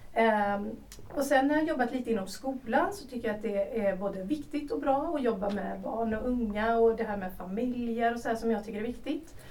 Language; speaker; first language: Swedish; native; Swedish